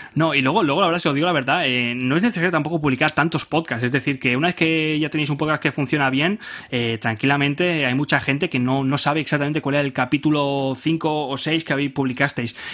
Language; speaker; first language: Spanish; native; Spanish